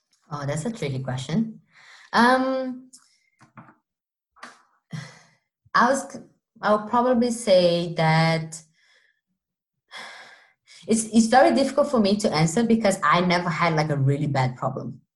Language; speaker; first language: English; non-native, fluent; Portuguese